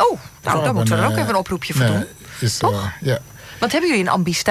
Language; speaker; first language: Dutch; native; Dutch